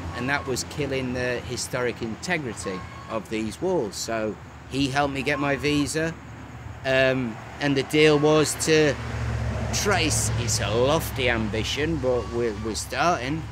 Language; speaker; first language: English; native; English